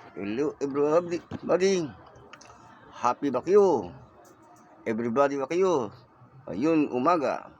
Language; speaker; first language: Filipino; non-native, local second language; Cebuano